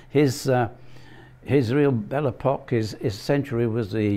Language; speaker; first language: English; native; English